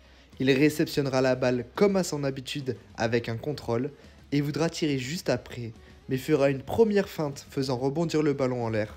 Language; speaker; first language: French; native; French